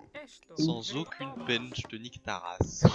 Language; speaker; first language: French; native; French